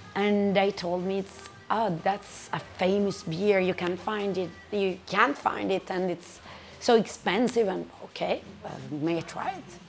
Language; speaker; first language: English; non-native, fluent; Italian